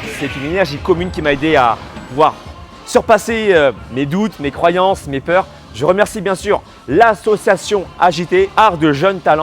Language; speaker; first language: French; native; French